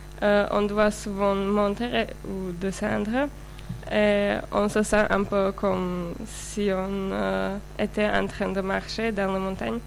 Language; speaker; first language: French; non-native, fluent; Slovak